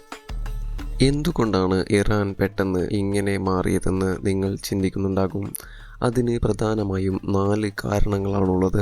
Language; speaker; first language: Malayalam; native; Malayalam